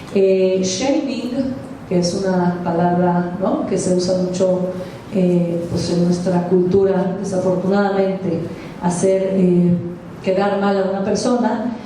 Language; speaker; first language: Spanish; non-native, fluent; Hebrew